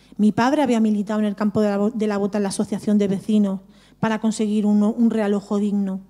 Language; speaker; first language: Spanish; native; Spanish